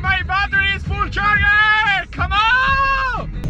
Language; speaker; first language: English; non-native, learner; Spanish